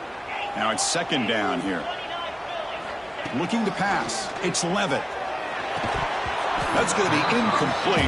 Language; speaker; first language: English; native; English